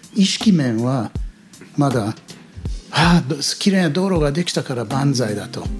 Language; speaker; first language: Japanese; non-native, fluent; English